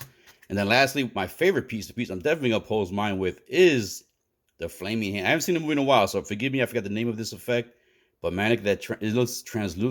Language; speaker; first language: English; native; English